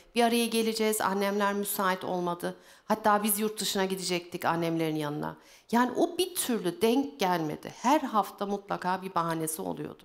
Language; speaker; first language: Turkish; early bilingual, heritage; Turkish